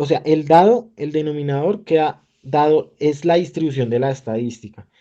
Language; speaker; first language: Spanish; native; Spanish